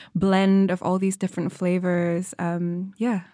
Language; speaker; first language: English; non-native, fluent; Indonesian